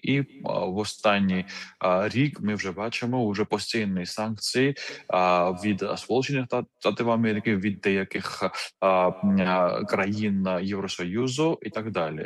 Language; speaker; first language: Ukrainian; non-native, fluent; Georgian